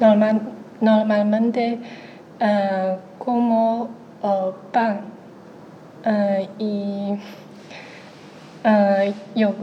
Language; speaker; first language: Spanish; non-native, learner; Chinese